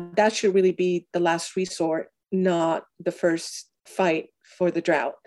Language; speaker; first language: English; non-native, fluent; Spanish